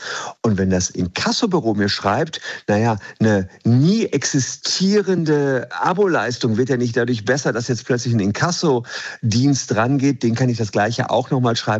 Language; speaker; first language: German; native; German